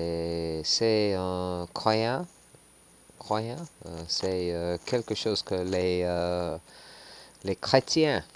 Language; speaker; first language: French; non-native, learner; English